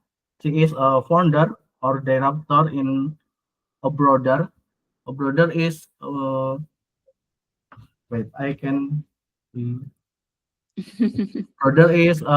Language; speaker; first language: English; non-native, learner; Indonesian